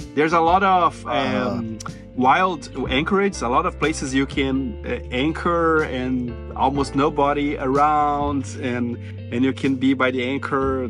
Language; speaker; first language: English; non-native, fluent; Portuguese